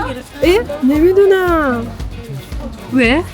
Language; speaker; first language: Korean; non-native, learner; Persian